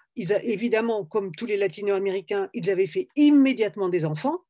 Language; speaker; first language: French; native; French